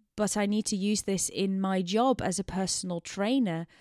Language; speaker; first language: English; non-native, fluent; Dutch